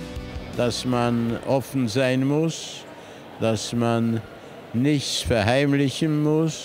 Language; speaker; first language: German; non-native, fluent; Hungarian